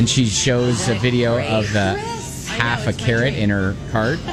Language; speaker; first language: English; native; English